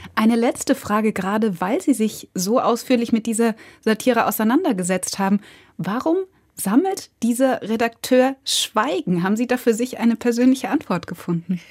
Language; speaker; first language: German; native; German